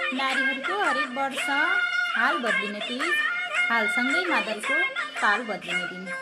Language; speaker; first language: Nepali; native; Nepali